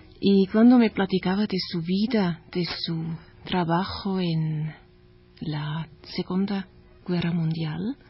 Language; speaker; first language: Spanish; non-native, learner; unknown